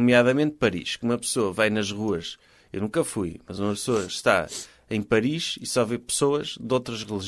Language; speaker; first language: Portuguese; native; Portuguese